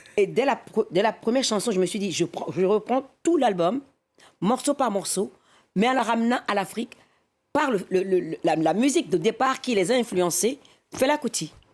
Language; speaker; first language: French; non-native, local second language; Fon